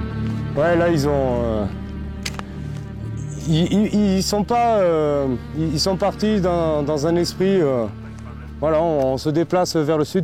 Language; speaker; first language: French; native; French